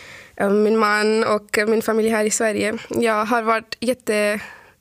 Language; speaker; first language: Swedish; non-native, fluent; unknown